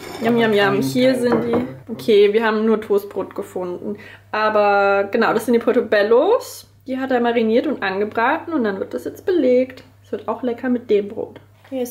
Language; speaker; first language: German; native; German